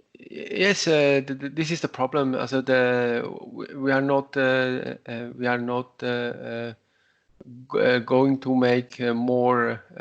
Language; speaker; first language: English; non-native, learner; Italian